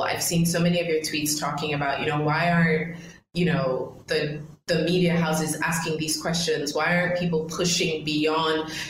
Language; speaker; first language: English; non-native, local second language; Krio